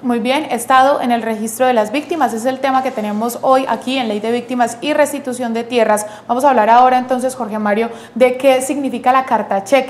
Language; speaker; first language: Spanish; native; Spanish